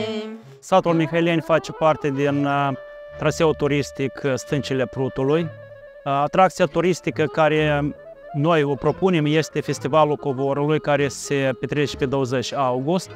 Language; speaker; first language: Romanian; native; Romanian